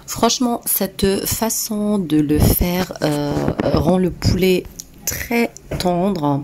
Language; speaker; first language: French; non-native, local second language; Arabic